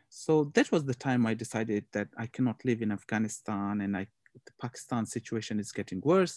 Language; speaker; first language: English; non-native, local second language; Hazaragi